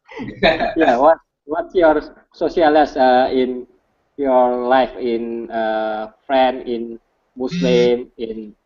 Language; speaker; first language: English; non-native, learner; Indonesian